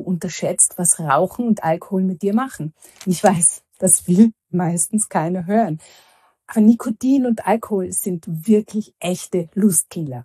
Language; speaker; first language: German; native; German